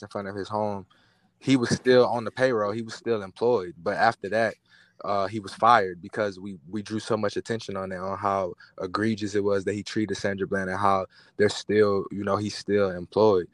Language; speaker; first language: English; native; English